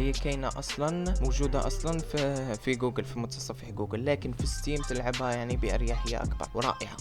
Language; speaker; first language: Arabic; native; Arabic